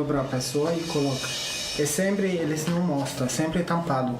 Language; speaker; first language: Portuguese; early bilingual, other home language; Arabic